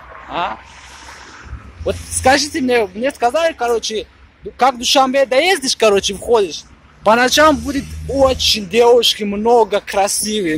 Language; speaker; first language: Russian; non-native, fluent; Tajik